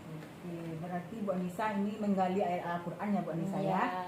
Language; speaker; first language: Indonesian; native; Indonesian